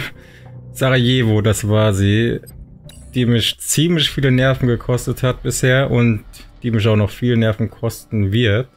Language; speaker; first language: German; native; German